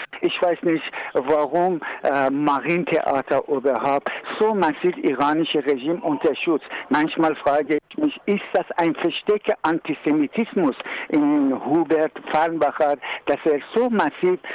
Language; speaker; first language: German; non-native, learner; Persian